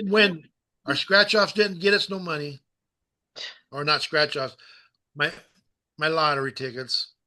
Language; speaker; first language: English; native; English